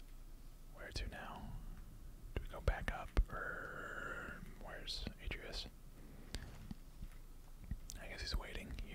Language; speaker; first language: English; native; English